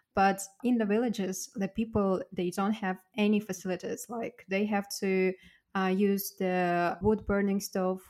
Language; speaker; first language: English; non-native, fluent; Russian